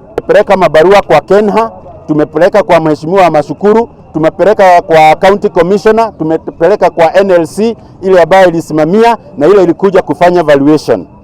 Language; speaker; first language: Swahili; non-native, local second language; Kikuyu